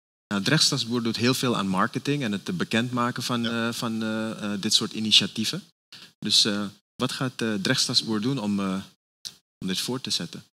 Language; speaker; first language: Dutch; native; Dutch